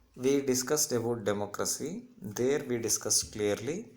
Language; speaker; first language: English; non-native, local second language; Kannada